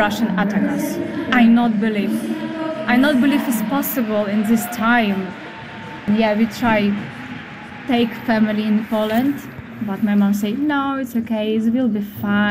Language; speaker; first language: English; non-native, fluent; Ukrainian